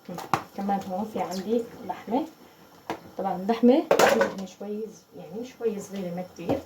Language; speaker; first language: Arabic; native; Arabic